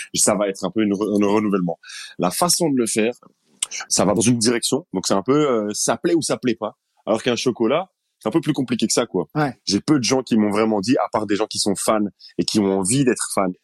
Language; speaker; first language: French; native; French